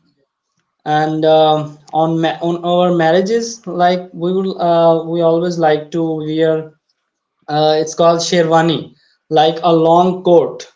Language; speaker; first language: English; non-native, learner; Urdu